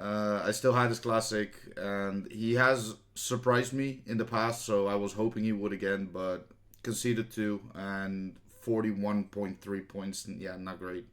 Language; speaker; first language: English; non-native, fluent; Dutch